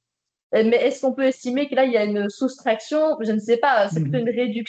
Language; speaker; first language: French; native; French